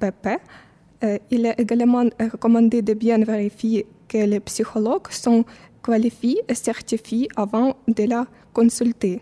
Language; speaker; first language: French; non-native, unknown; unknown